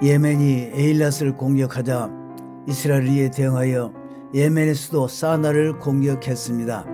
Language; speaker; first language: Korean; native; Korean